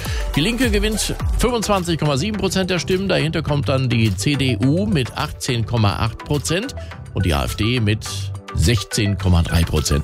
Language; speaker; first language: German; native; German